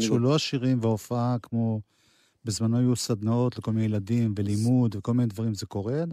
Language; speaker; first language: Hebrew; native; Hebrew